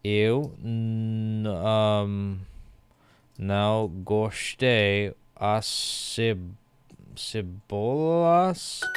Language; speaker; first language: Portuguese; non-native, learner; English